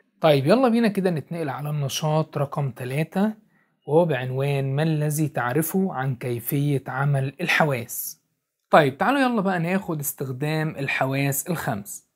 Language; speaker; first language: Arabic; native; Arabic